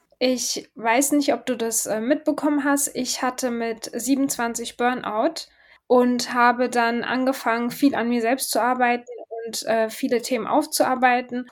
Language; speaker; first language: German; early bilingual, other home language; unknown